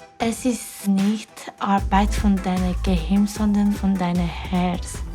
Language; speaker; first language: German; non-native, learner; Persian